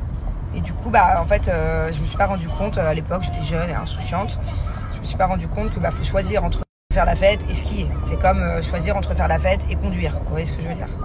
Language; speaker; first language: French; native; French